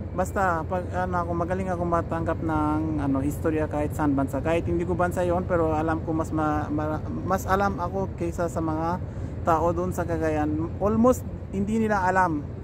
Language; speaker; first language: Filipino; non-native, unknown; Persian